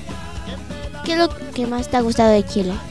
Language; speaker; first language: Spanish; native; Spanish